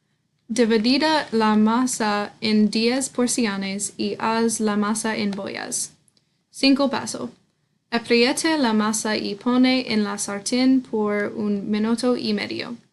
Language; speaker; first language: Spanish; non-native, learner; English